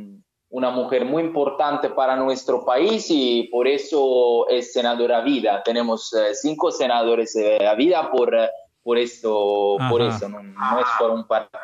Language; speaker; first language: Spanish; non-native, learner; Italian